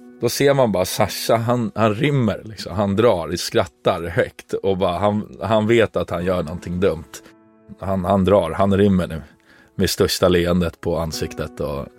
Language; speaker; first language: Swedish; native; Swedish